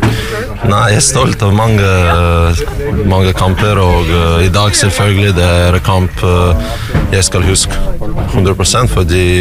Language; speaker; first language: Norwegian; non-native, learner; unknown